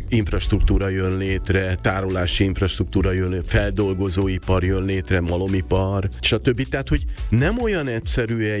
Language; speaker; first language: Hungarian; native; Hungarian